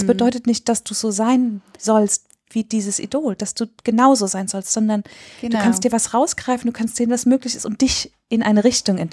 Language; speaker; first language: German; native; German